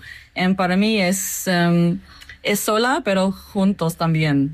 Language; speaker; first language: Spanish; non-native, learner; English